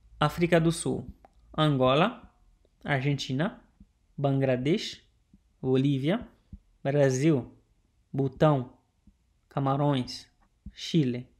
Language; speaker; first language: Portuguese; non-native, learner; Haitian Creole